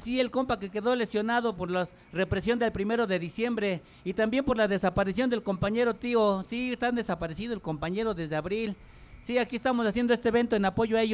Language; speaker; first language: Spanish; native; Spanish